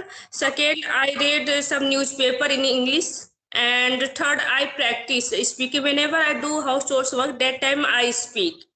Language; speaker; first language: English; non-native, learner; Hindi